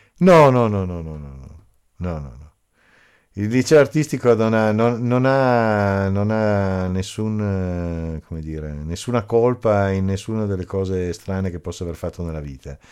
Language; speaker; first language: Italian; native; Italian